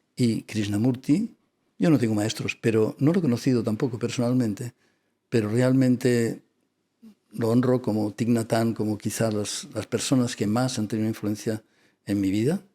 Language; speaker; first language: Spanish; non-native, local second language; Catalan